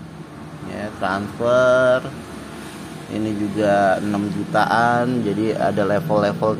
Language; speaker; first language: Indonesian; native; Indonesian